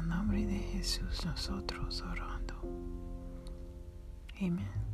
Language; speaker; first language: Spanish; non-native, learner; English